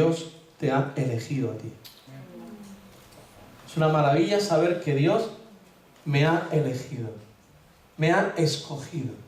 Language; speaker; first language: Spanish; native; Spanish